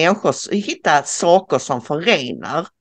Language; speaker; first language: Swedish; native; Swedish